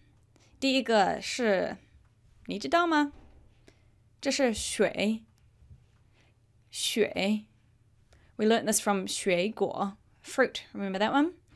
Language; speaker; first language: Chinese; non-native, fluent; English